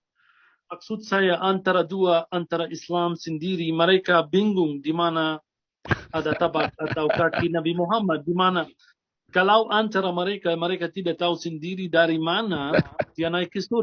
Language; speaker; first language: Indonesian; non-native, fluent; Arabic